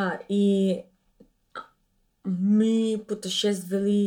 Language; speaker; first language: Russian; non-native, learner; English